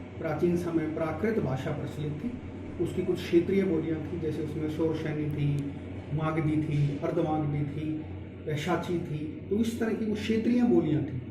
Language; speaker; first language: Hindi; native; Hindi